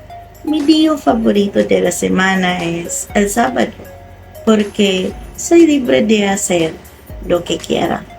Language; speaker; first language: Spanish; non-native, learner; Filipino